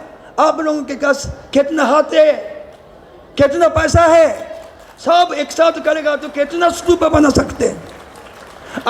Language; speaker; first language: Hindi; non-native, learner; Japanese